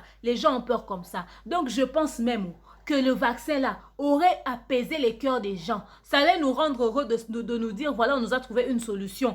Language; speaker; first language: French; non-native, local second language; Lingala